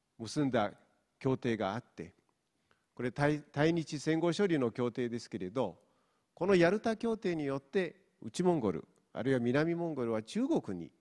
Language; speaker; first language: Japanese; non-native, fluent; Mongolian